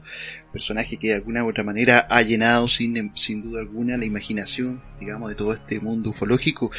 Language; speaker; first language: Spanish; native; Spanish